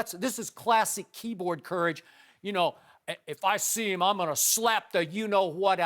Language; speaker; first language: English; native; English